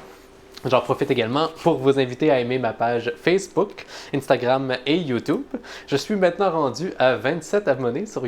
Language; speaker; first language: French; native; French